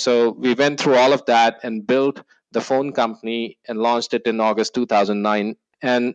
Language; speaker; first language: English; non-native, local second language; Hindi